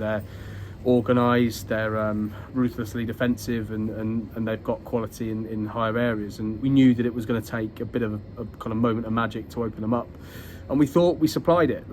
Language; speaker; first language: English; native; English